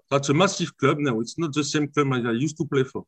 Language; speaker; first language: English; non-native, fluent; French